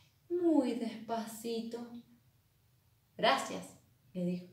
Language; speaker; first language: Spanish; native; Spanish